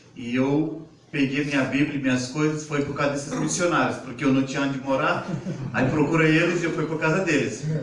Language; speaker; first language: Portuguese; non-native, fluent; Hindi